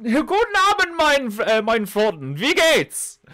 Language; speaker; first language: German; non-native, learner; English